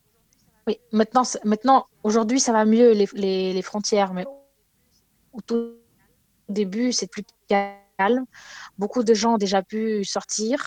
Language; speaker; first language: French; non-native, fluent; Ukrainian